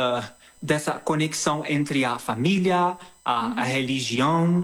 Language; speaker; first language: Portuguese; non-native, learner; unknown